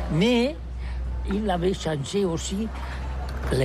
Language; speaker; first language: French; non-native, learner; Catalan